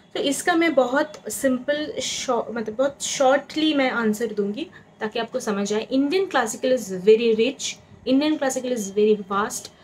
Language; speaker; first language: Hindi; non-native, local second language; Bangla